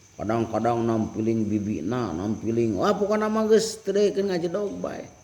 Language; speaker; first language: Sundanese; native; Sundanese